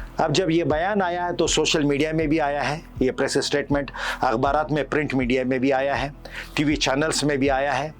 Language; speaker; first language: Urdu; native; Urdu